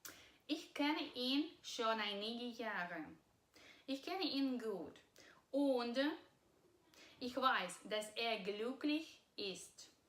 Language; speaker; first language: German; non-native, fluent; Russian